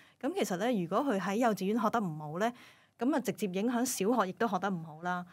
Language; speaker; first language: Cantonese; native; Cantonese